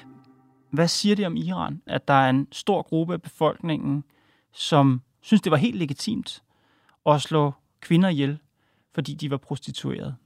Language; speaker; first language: Danish; native; Danish